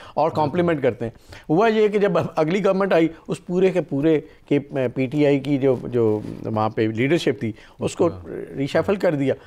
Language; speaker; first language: Urdu; non-native, local second language; Punjabi